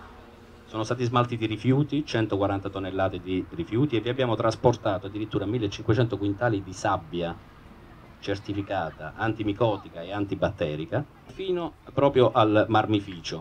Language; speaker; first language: Italian; native; Italian